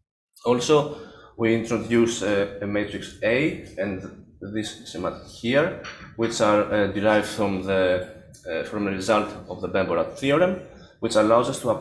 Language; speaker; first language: English; non-native, fluent; Greek